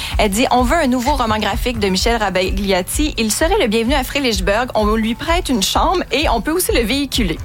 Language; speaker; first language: French; native; French